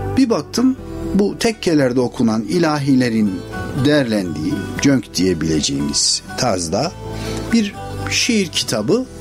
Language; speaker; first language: Turkish; native; Turkish